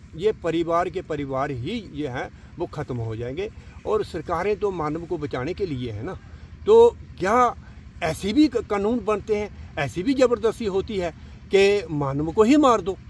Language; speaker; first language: Hindi; native; Hindi